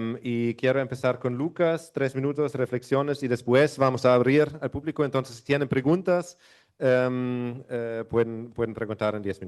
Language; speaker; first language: Spanish; non-native, fluent; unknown